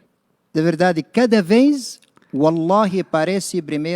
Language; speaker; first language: Portuguese; non-native, learner; Arabic